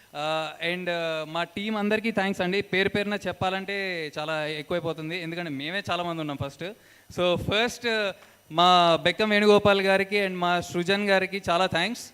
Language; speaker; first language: Telugu; native; Telugu